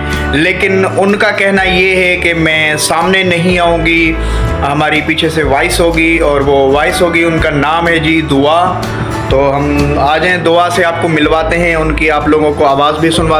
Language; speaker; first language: Hindi; non-native, local second language; Sindhi